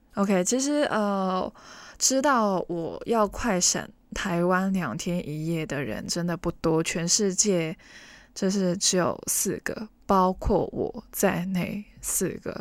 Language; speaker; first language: Chinese; non-native, local second language; Cantonese